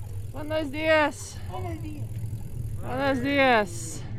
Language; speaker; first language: Spanish; non-native, learner; Lithuanian